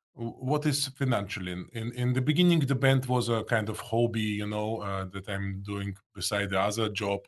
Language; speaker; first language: English; non-native, fluent; Russian